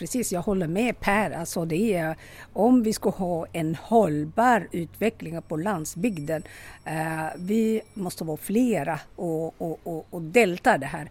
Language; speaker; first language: Swedish; non-native, local second language; Somali